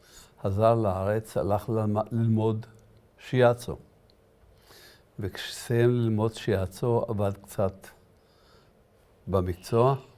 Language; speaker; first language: Hebrew; early bilingual, other home language; Arabic